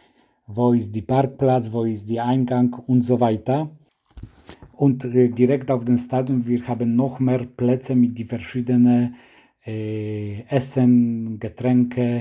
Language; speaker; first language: German; non-native, learner; Polish